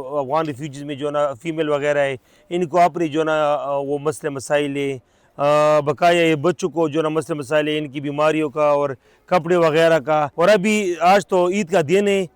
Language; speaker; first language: Urdu; non-native, local second language; Pashto